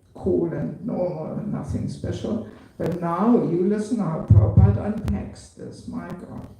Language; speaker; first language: English; non-native, fluent; German